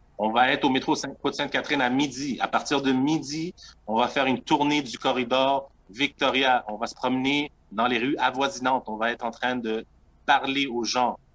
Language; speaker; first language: French; non-native, local second language; Spanish